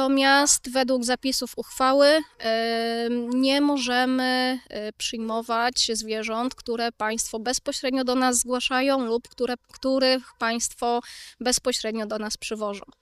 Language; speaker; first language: Polish; native; Polish